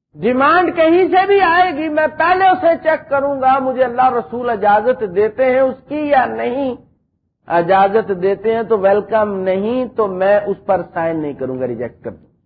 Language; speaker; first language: Urdu; non-native, local second language; Punjabi